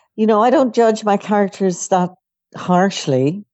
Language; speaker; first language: English; native; English